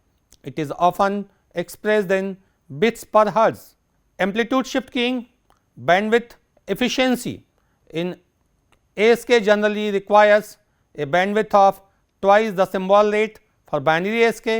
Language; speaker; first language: English; non-native, local second language; Hindi